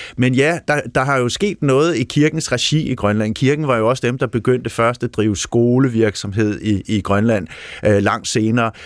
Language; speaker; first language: Danish; native; Danish